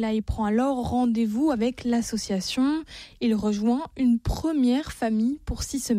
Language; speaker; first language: French; native; French